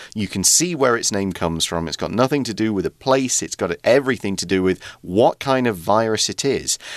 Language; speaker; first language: English; native; English